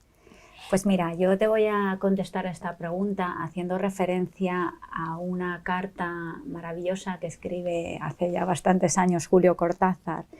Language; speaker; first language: Spanish; native; Spanish